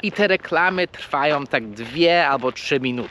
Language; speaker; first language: Polish; non-native, fluent; English